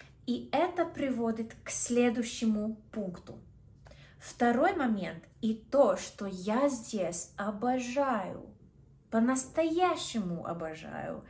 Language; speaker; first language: Russian; non-native, fluent; English